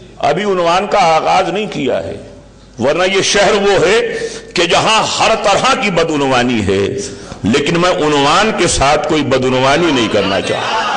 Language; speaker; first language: Urdu; native; Urdu